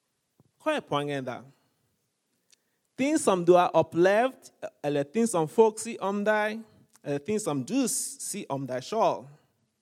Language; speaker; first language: Norwegian; non-native, fluent; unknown